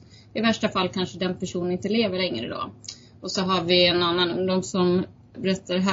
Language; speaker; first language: Swedish; native; Swedish